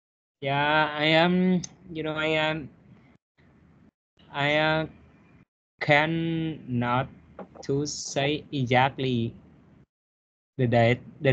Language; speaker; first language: English; non-native, learner; Vietnamese